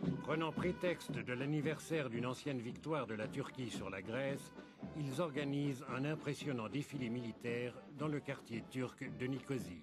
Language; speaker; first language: French; native; French